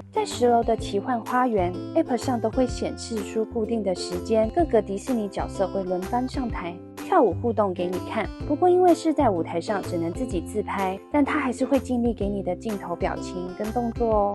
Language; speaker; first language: Chinese; native; Chinese